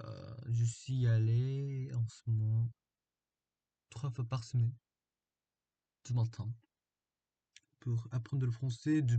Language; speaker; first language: French; non-native, learner; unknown